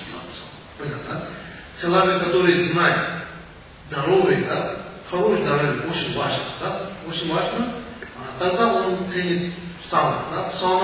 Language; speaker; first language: Russian; non-native, learner; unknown